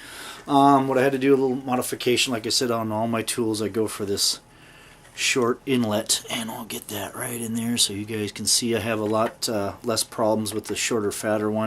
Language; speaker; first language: English; native; English